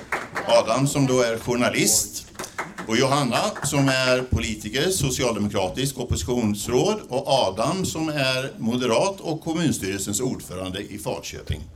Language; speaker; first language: Swedish; native; Swedish